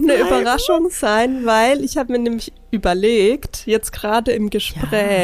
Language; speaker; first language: German; native; German